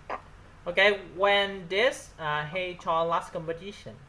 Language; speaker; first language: English; non-native, learner; Vietnamese